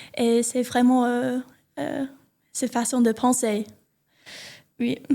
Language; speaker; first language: French; non-native, learner; English